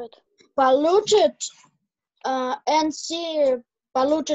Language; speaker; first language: English; non-native, learner; Russian